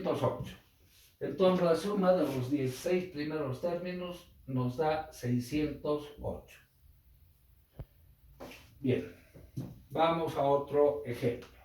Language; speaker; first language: Spanish; native; Spanish